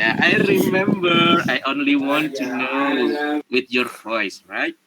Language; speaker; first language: English; non-native, learner; Indonesian